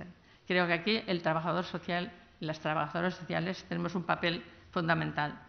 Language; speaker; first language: Spanish; native; Spanish